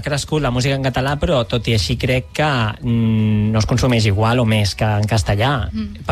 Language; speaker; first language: Catalan; native; Catalan